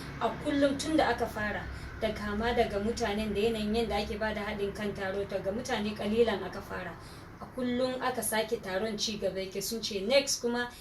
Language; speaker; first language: Hausa; non-native, local second language; Fula